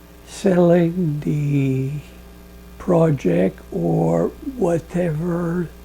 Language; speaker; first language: English; non-native, learner; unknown